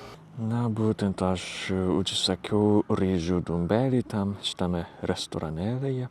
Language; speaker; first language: Lithuanian; non-native, fluent; Japanese